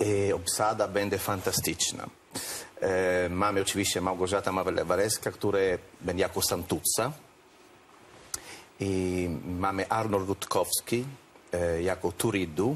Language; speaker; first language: Polish; non-native, learner; Italian